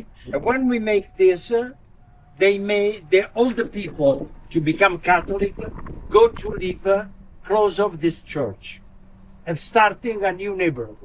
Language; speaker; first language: English; non-native, learner; Italian